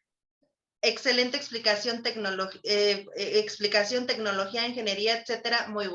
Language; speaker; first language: Spanish; native; Spanish